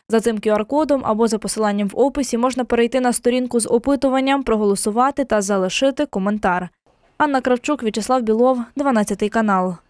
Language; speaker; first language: Ukrainian; native; Ukrainian